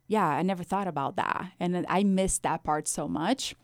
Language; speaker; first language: English; non-native, fluent; Portuguese